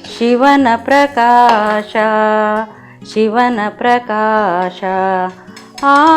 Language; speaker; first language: Kannada; native; Kannada